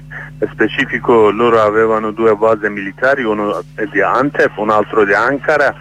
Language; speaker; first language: Italian; non-native, learner; Kurdish